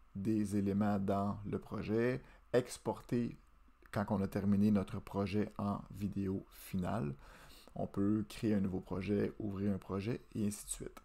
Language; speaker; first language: French; native; French